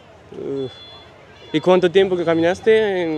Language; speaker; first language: Spanish; non-native, learner; Japanese